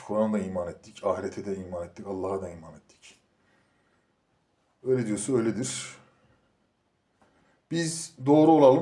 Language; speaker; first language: Turkish; native; Turkish